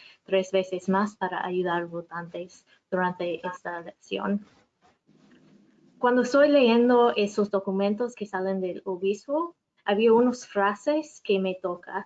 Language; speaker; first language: Spanish; non-native, fluent; English